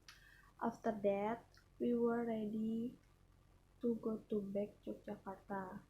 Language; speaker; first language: English; non-native, learner; Indonesian